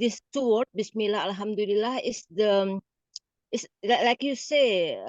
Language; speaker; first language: English; non-native, learner; Indonesian